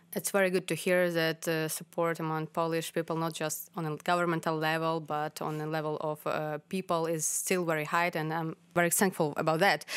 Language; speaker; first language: English; non-native, fluent; Ukrainian